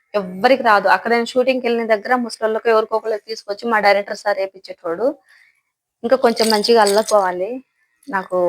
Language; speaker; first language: Telugu; non-native, local second language; Lambadi